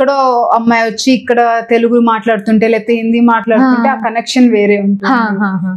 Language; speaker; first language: Telugu; native; Telugu